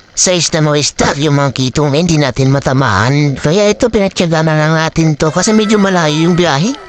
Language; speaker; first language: Filipino; non-native, local second language; Waray